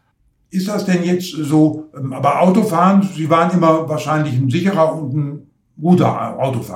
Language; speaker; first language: German; native; German